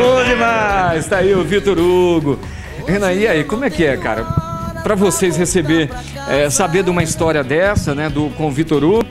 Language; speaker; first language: Portuguese; native; Portuguese